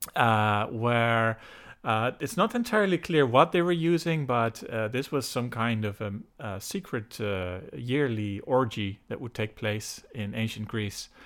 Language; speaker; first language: English; non-native, fluent; Dutch